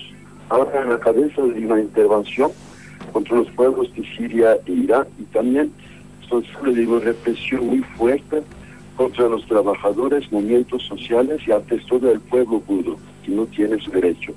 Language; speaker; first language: Spanish; non-native, fluent; Kurdish